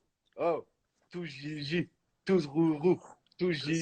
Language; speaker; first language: French; native; French